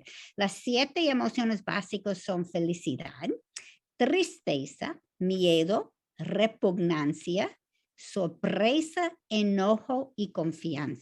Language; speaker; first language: Spanish; non-native, fluent; English